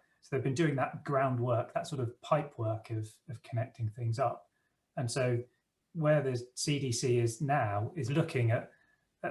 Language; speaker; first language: English; native; English